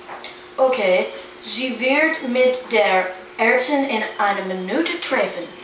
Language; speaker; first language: German; non-native, learner; English